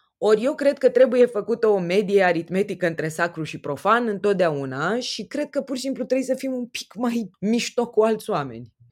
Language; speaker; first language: Romanian; native; Romanian